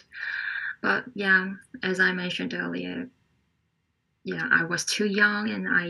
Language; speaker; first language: English; non-native, fluent; Korean